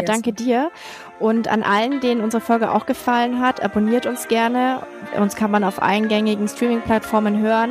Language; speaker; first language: German; native; German